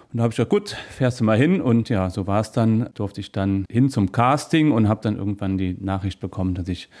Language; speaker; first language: German; native; German